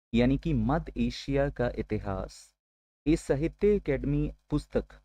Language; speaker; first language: Hindi; non-native, local second language; Punjabi